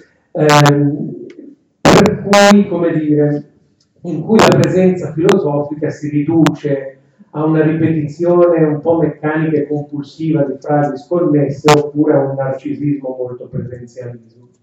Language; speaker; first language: Italian; native; Italian